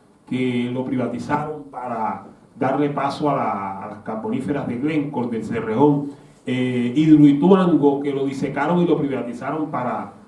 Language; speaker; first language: Spanish; native; Spanish